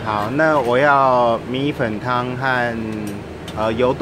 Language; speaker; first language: Chinese; native; Chinese